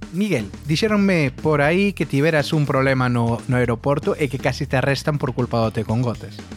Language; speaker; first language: Galician; native; Galician